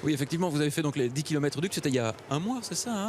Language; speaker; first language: French; native; French